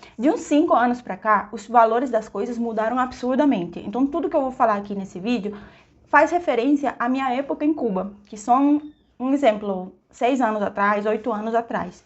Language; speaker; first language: Portuguese; non-native, fluent; Spanish